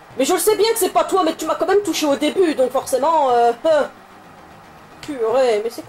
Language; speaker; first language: French; native; French